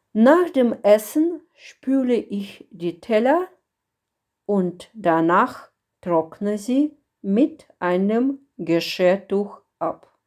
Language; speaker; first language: German; non-native, fluent; Russian